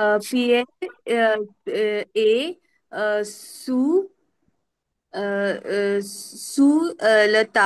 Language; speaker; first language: French; non-native, learner; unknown